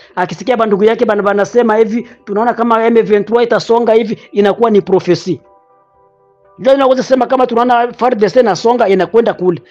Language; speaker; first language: Swahili; native; Swahili